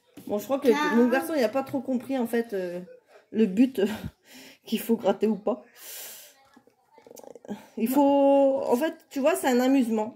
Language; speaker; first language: French; native; French